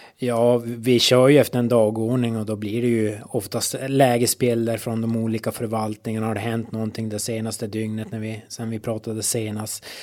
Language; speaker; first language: Swedish; native; Swedish